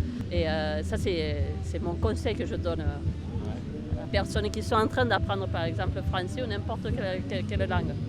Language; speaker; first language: French; early bilingual, heritage; Spanish